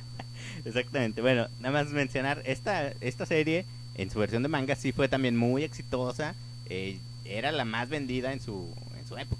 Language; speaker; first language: Spanish; native; Spanish